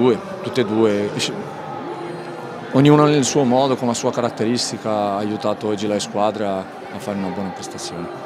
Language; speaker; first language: Italian; non-native, fluent; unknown